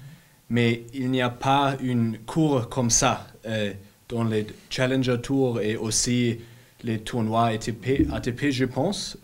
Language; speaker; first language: French; non-native, learner; German